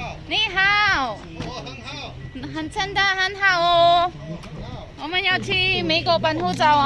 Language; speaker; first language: Chinese; non-native, learner; Filipino